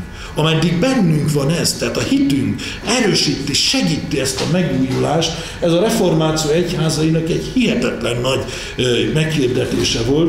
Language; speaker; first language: Hungarian; native; Hungarian